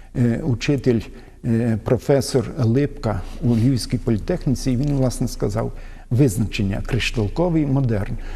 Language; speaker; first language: Ukrainian; native; Ukrainian